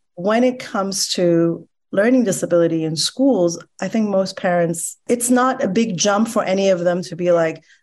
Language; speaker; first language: English; early bilingual, other home language; Persian